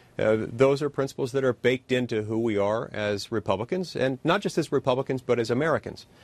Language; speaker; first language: English; native; English